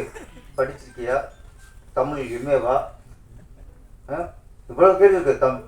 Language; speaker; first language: Tamil; native; Tamil